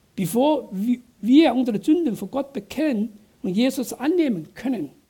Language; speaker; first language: German; non-native, fluent; Chinese